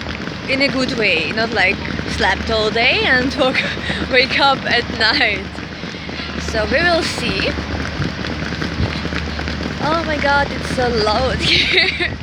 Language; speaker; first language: English; non-native, learner; Russian